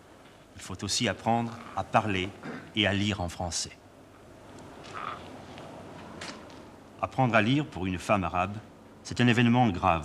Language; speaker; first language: French; native; French